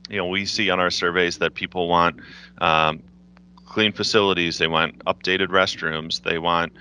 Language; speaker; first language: English; native; English